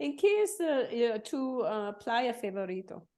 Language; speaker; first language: Spanish; non-native, learner; English